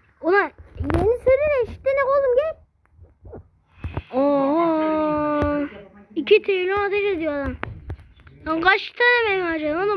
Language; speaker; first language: Turkish; native; Turkish